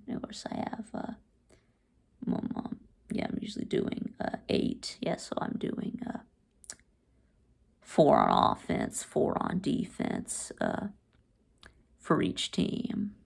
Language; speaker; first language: English; native; English